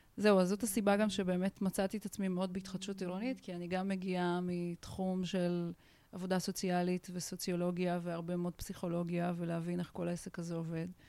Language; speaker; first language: Hebrew; non-native, fluent; Russian